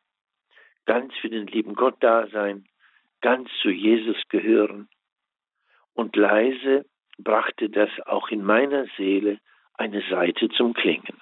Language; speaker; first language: German; native; German